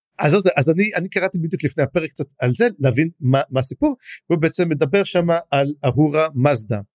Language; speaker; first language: Hebrew; native; Hebrew